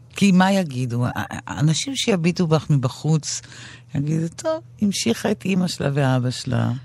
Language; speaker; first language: Hebrew; native; Hebrew